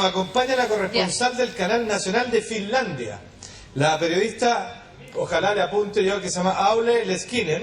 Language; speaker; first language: Spanish; native; Spanish